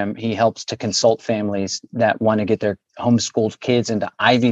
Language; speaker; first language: English; native; English